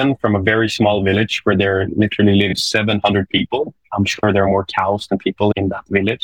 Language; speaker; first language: English; non-native, fluent; Swedish